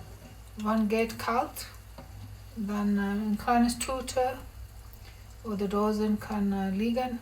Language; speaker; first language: German; non-native, learner; English